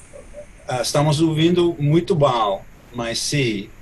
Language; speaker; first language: Portuguese; non-native, fluent; English